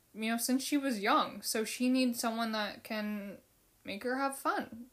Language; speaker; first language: English; early bilingual, other home language; Filipino